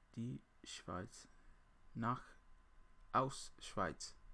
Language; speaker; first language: German; non-native, learner; English